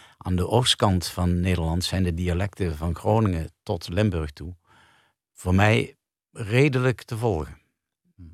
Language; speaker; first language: Dutch; native; Dutch